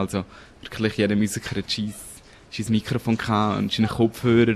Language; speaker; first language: German; native; German